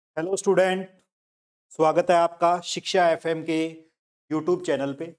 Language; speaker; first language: Hindi; non-native, local second language; Punjabi